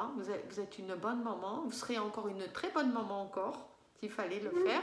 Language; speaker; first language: French; native; French